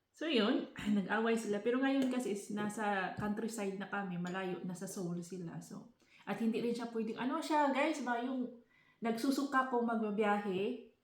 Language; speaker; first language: Filipino; non-native, local second language; Cebuano